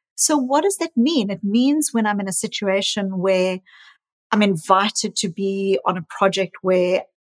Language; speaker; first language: English; native; English